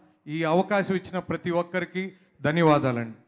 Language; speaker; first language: Telugu; native; Telugu